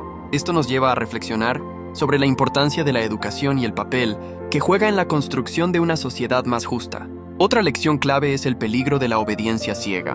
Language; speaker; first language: Spanish; native; Spanish